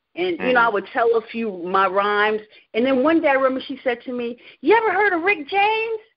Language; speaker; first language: English; native; English